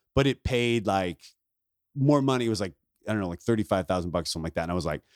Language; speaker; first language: English; native; English